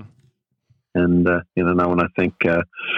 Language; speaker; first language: English; native; English